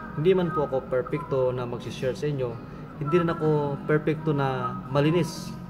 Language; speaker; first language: Filipino; non-native, local second language; Cebuano